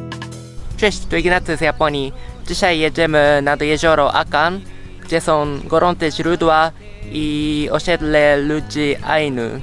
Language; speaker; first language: Polish; non-native, fluent; Japanese